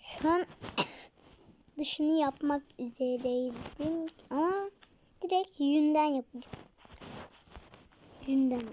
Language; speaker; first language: Turkish; native; Turkish